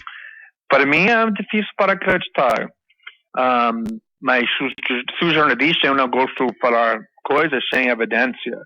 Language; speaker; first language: Portuguese; non-native, fluent; English